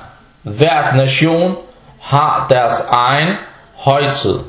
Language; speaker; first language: Danish; early bilingual, other home language; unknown